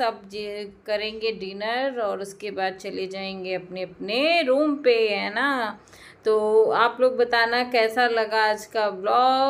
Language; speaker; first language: Hindi; native; Hindi